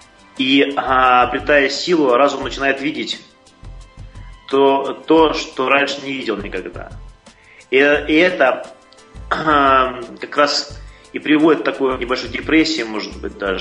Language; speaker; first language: Russian; native; Russian